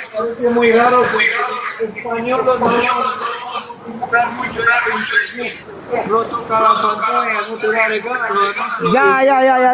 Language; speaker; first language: Spanish; non-native, learner; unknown